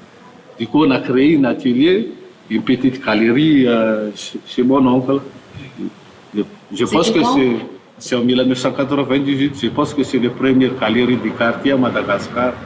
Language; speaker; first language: French; non-native, local second language; Malagasy